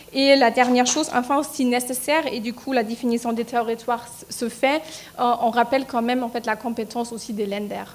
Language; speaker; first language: French; non-native, fluent; German